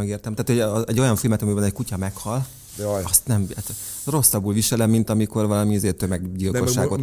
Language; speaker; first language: Hungarian; native; Hungarian